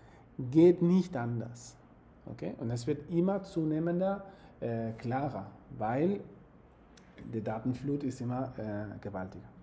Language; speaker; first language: German; non-native, fluent; Spanish